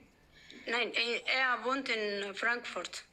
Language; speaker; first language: German; non-native, learner; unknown